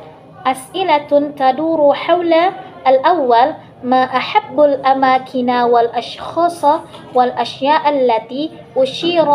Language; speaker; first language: Arabic; non-native, learner; Indonesian